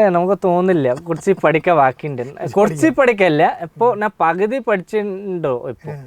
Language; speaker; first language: Malayalam; non-native, local second language; Bangla